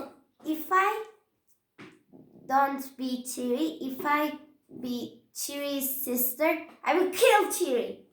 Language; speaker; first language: English; non-native, learner; Turkish